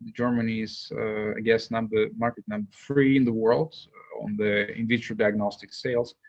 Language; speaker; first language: English; non-native, fluent; Russian